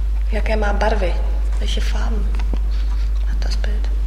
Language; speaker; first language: Czech; non-native, fluent; German